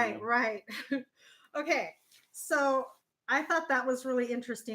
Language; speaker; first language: English; native; English